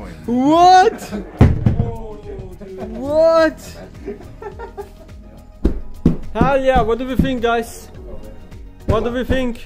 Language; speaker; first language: English; non-native, fluent; Slovenian